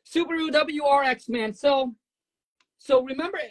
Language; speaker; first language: English; non-native, fluent; Vietnamese